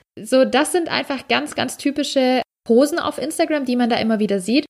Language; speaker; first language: German; native; German